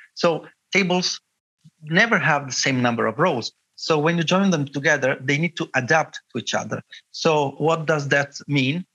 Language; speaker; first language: English; non-native, fluent; Italian